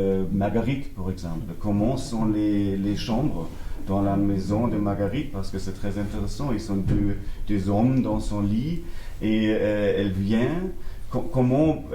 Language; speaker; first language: French; non-native, learner; German